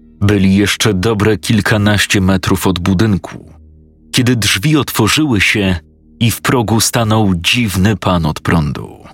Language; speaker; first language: Polish; native; Polish